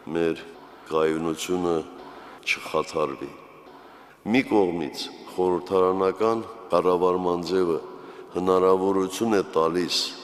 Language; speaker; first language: Armenian; native; Armenian